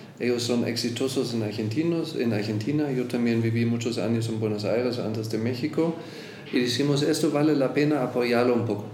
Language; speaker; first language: Spanish; non-native, fluent; German